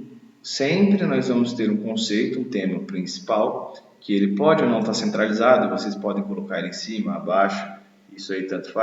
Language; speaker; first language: Portuguese; native; Portuguese